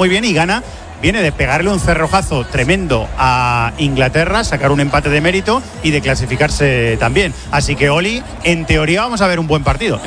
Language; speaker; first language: Spanish; native; Spanish